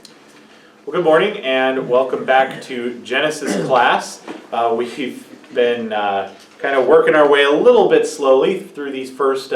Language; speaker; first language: English; native; English